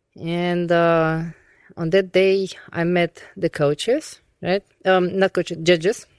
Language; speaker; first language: English; non-native, fluent; Russian